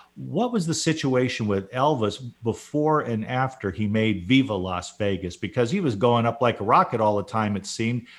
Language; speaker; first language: English; native; English